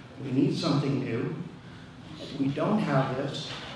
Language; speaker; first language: English; native; English